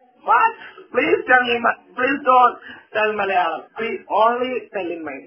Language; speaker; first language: English; non-native, learner; Malayalam